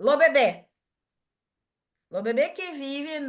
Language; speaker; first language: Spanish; non-native, learner; Portuguese